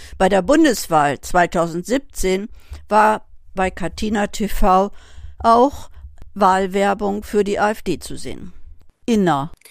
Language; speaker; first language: German; native; German